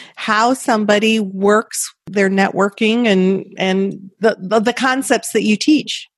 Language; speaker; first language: English; native; English